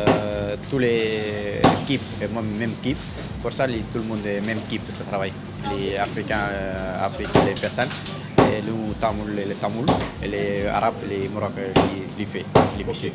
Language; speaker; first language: French; non-native, learner; Tamil